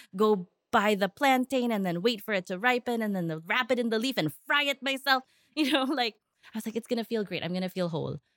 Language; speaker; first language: English; native; English